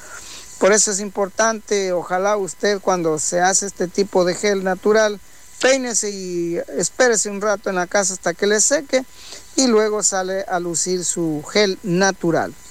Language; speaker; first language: Spanish; native; Spanish